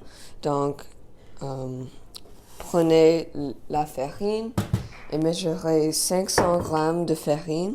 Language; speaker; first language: French; non-native, learner; English